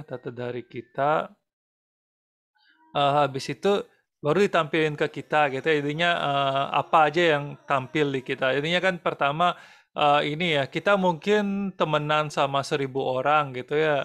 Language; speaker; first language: Indonesian; native; Indonesian